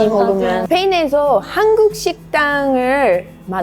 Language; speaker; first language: Korean; non-native, learner; English